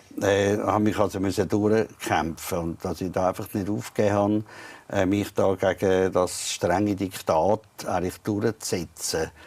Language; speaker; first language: German; native; German